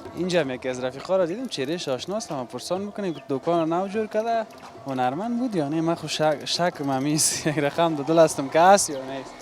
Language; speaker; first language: Persian; native; Persian